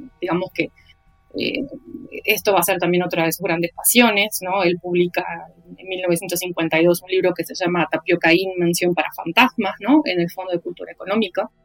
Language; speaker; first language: Spanish; native; Spanish